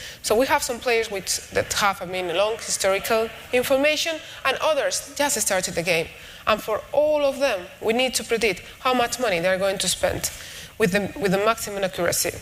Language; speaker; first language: English; non-native, fluent; Spanish